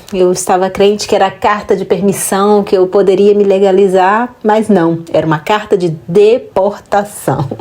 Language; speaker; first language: Portuguese; native; Portuguese